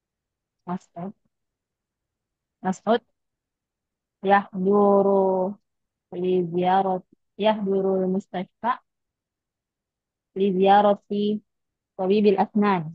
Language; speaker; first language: Arabic; non-native, learner; Indonesian